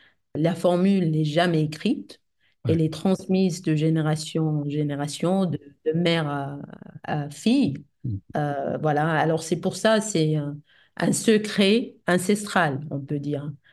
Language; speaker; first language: French; non-native, fluent; Arabic